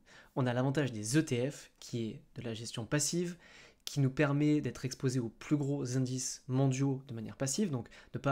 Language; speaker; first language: French; native; French